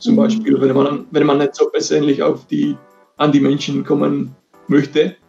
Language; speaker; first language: German; non-native, fluent; Czech